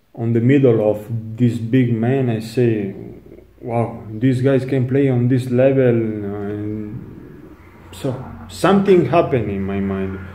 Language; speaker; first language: English; non-native, learner; Italian